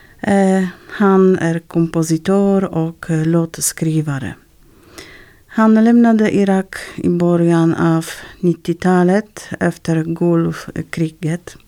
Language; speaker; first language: Swedish; non-native, learner; Arabic